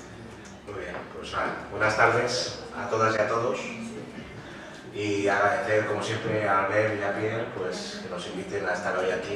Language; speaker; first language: Spanish; native; Spanish